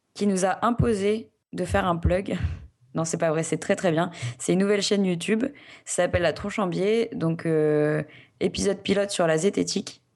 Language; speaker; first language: French; native; French